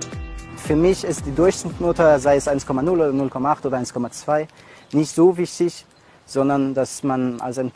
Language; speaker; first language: German; non-native, fluent; Persian